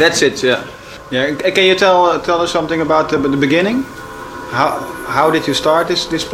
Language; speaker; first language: English; non-native, fluent; Dutch